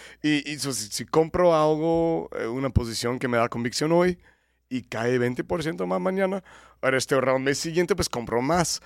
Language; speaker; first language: Spanish; non-native, fluent; English